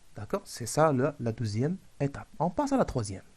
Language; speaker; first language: French; non-native, local second language; Arabic